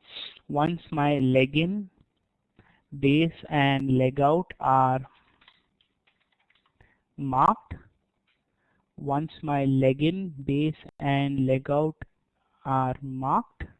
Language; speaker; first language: English; non-native, local second language; Hindi